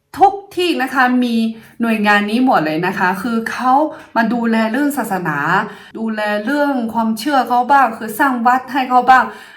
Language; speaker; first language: Thai; non-native, fluent; Chinese